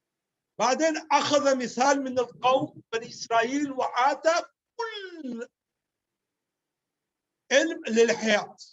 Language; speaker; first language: Arabic; non-native, learner; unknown